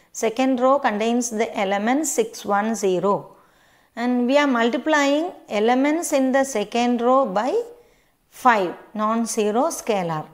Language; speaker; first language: English; non-native, local second language; Malayalam